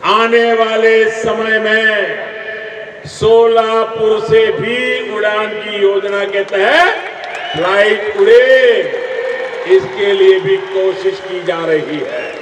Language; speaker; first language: Hindi; non-native, local second language; Gujarati